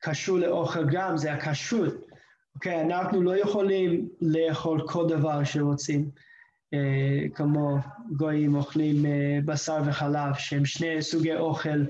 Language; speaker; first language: Hebrew; non-native, fluent; English